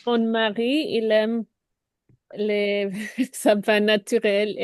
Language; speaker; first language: French; non-native, learner; Spanish